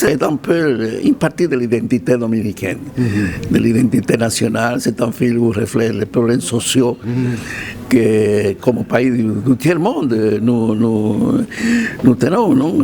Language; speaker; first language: French; non-native, fluent; Spanish